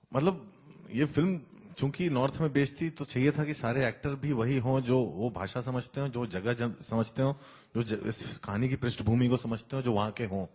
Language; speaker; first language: Hindi; native; Hindi